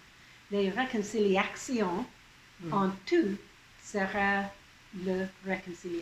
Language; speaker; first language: French; non-native, local second language; English